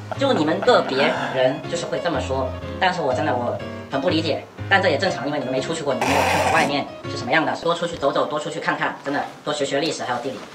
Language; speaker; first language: Chinese; non-native, fluent; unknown